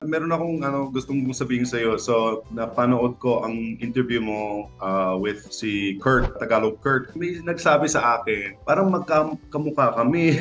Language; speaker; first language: Filipino; non-native, local second language; English